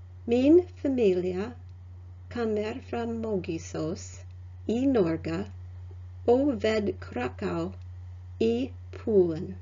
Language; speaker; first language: Norwegian; non-native, learner; English